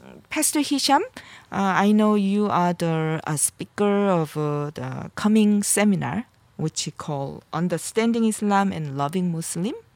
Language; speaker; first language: English; non-native, fluent; Korean